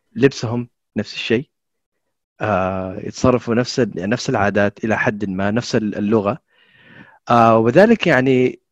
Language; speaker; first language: Arabic; native; Arabic